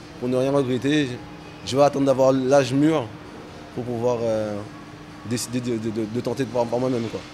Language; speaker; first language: French; native; French